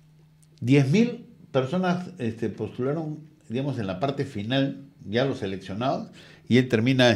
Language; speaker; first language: Spanish; native; Spanish